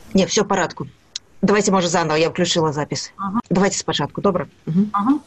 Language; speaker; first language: Belarusian; native; Belarusian